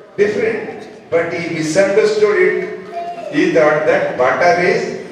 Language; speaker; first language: English; non-native, local second language; Telugu